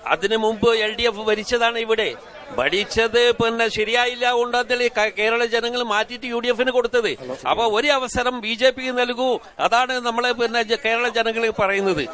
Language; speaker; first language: Malayalam; non-native, local second language; Kannada